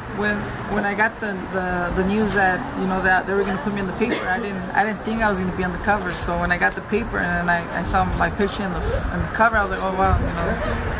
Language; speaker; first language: English; early bilingual, other home language; Spanish